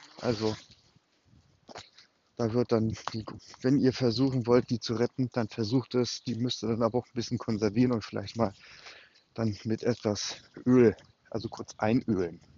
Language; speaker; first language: German; native; German